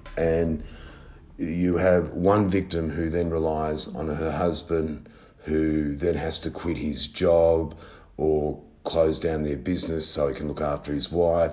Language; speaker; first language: English; native; English